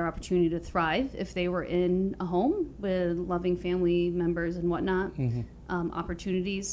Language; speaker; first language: English; native; English